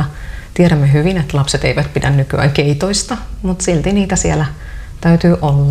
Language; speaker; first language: Finnish; native; Finnish